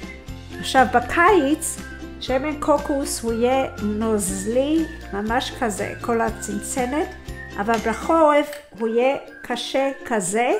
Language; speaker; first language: Hebrew; non-native, fluent; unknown